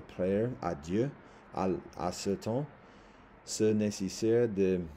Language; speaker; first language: French; non-native, learner; English